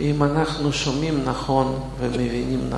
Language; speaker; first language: Hebrew; non-native, fluent; Russian